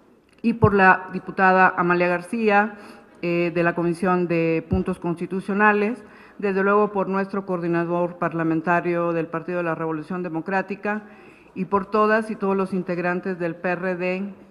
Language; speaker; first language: Spanish; native; Spanish